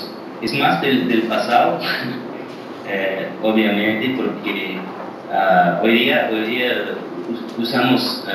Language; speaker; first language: Spanish; early bilingual, heritage; English